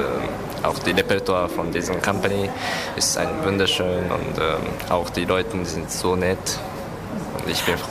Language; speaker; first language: German; non-native, learner; Japanese